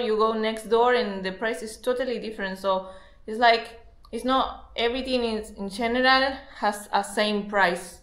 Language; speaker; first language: English; non-native, fluent; Spanish